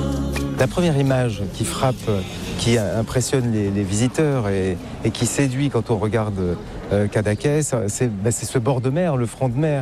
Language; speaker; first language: French; native; French